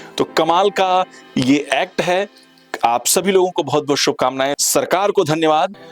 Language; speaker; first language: Hindi; native; Hindi